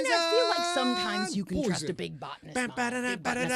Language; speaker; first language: English; native; English